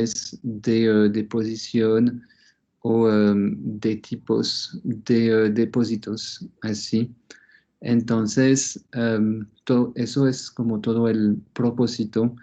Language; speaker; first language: Spanish; non-native, fluent; French